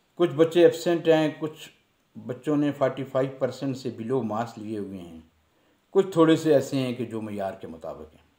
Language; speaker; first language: Urdu; non-native, local second language; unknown